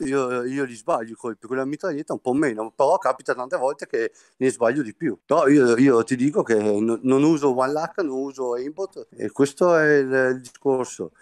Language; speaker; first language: Italian; native; Italian